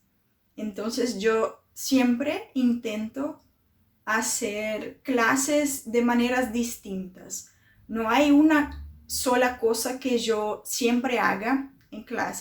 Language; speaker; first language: Spanish; non-native, fluent; Portuguese